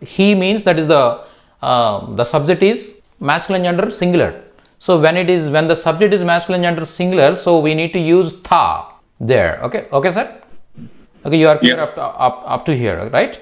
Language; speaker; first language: English; non-native, local second language; Telugu